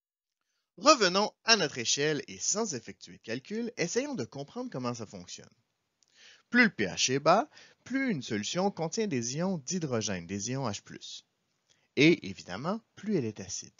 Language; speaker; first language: French; native; French